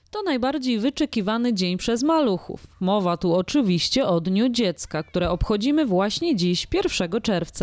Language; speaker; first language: Polish; native; Polish